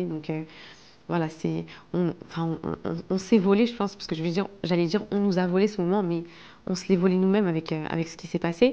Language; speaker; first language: French; native; French